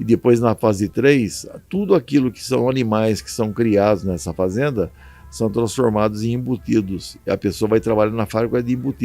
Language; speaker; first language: Portuguese; native; Portuguese